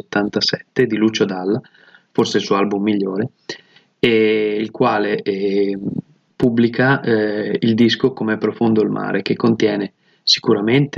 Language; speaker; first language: Italian; native; Italian